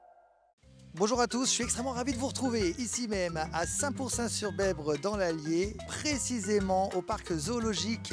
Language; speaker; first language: French; native; French